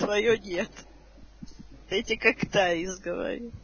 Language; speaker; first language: Russian; native; Russian